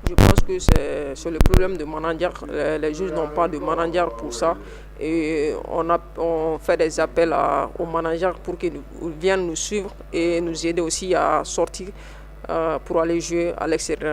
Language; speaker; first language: French; non-native, local second language; Bambara